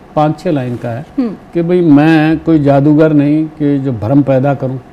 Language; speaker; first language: Hindi; native; Hindi